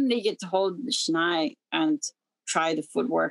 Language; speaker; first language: English; native; English